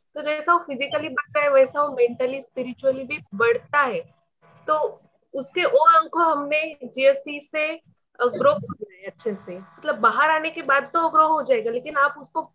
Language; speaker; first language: Hindi; non-native, local second language; Marathi